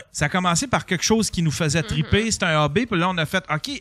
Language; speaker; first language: French; native; French